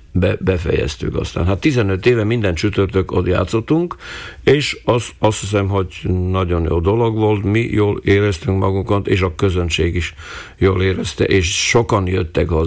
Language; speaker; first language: Hungarian; non-native, local second language; Slovak